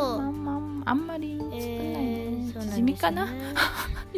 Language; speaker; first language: Japanese; non-native, fluent; Korean